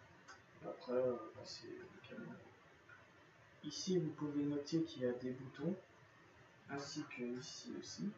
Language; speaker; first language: French; native; French